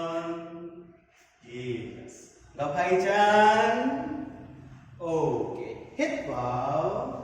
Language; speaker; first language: Vietnamese; non-native, learner; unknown